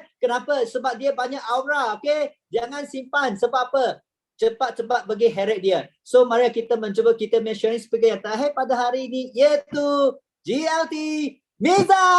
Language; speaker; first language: Malay; native; Malay